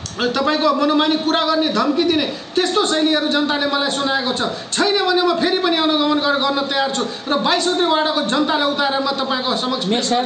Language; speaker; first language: Nepali; non-native, local second language; Maithili